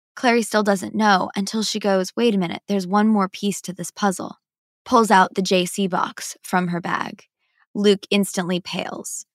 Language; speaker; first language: English; native; English